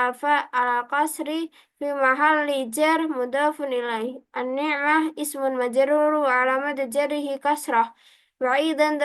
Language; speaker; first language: Arabic; non-native, learner; Indonesian